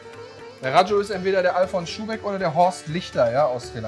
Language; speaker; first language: German; native; German